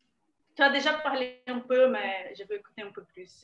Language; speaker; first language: French; non-native, learner; Portuguese